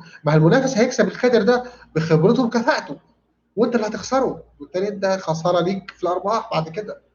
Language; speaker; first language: Arabic; native; Arabic